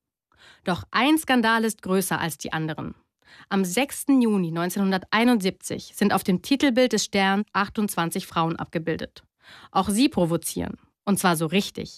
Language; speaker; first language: German; native; German